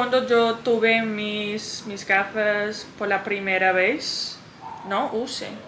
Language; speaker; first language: Spanish; non-native, learner; English